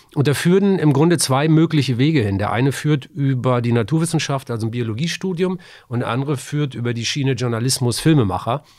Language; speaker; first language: German; native; German